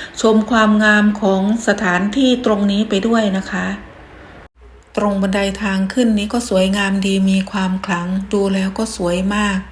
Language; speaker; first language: Thai; native; Thai